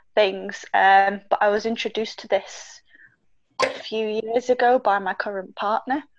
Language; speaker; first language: English; native; English